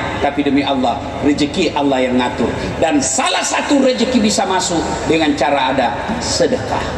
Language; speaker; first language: Indonesian; non-native, local second language; Buginese